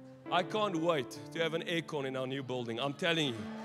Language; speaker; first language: English; non-native, local second language; Afrikaans